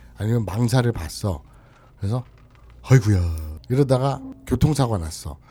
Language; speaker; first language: Korean; native; Korean